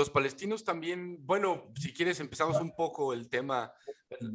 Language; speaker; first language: Spanish; native; Spanish